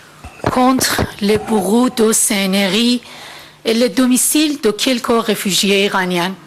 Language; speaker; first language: French; non-native, fluent; Persian